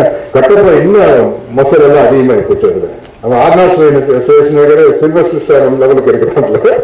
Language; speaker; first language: Tamil; native; Tamil